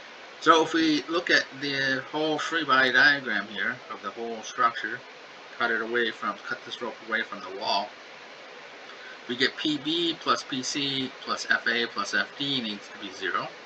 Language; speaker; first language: English; native; English